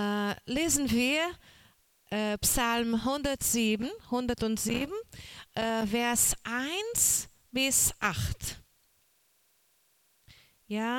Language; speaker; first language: German; non-native, learner; Portuguese